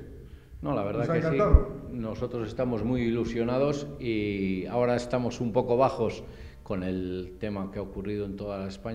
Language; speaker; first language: Spanish; native; Spanish